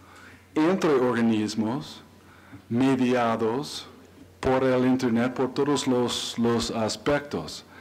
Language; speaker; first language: Spanish; non-native, learner; English